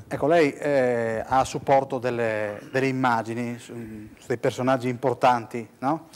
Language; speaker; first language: Italian; native; Italian